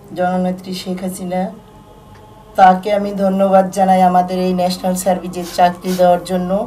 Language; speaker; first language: Bangla; non-native, local second language; Marma